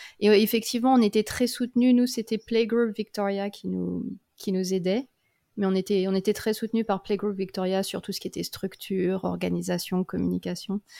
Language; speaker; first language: French; native; French